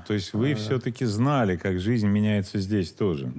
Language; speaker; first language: Russian; native; Russian